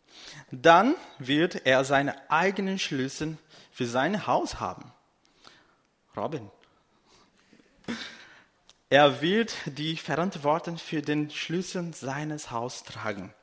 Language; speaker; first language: German; non-native, fluent; Portuguese